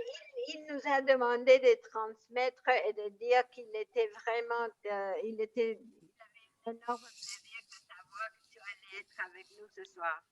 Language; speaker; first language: French; non-native, fluent; Spanish